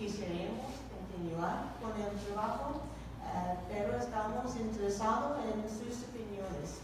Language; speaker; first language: Spanish; non-native, learner; English